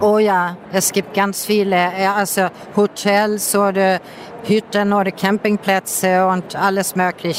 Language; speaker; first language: German; non-native, fluent; Swedish